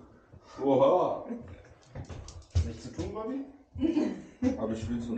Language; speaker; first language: German; non-native, learner; Urdu